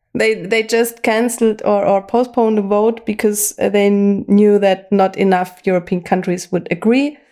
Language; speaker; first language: English; non-native, fluent; German